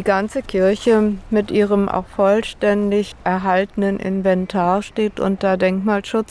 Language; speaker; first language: German; native; German